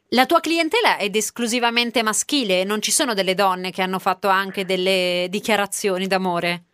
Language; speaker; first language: Italian; native; Italian